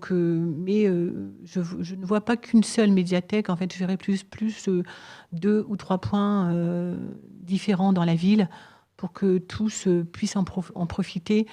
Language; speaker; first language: French; native; French